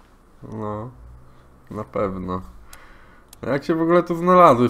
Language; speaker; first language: Polish; native; Polish